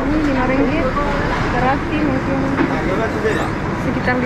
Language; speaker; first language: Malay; non-native, fluent; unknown